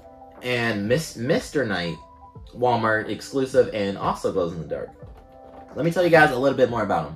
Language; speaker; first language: English; native; English